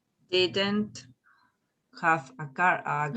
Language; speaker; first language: English; non-native, learner; Spanish